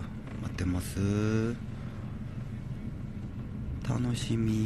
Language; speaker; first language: Japanese; non-native, learner; Korean